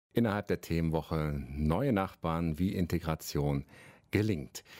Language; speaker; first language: German; native; German